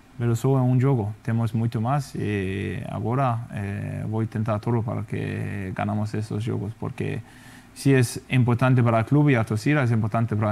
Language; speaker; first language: Spanish; non-native, fluent; Danish